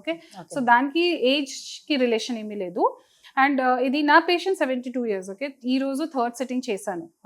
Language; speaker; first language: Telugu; non-native, fluent; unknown